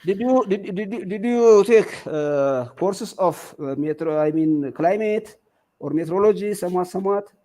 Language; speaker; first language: English; non-native, local second language; Amharic